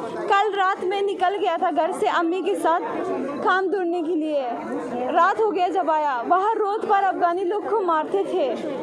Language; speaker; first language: Hindi; non-native, fluent; Persian